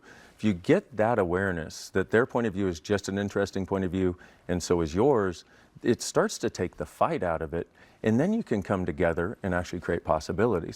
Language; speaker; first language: English; native; English